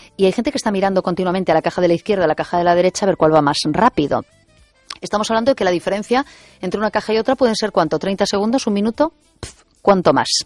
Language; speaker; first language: Spanish; native; Spanish